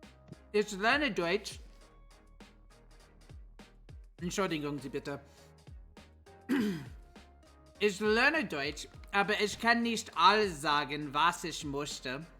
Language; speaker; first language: German; non-native, learner; English